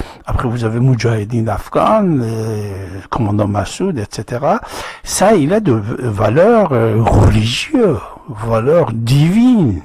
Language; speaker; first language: French; non-native, fluent; Persian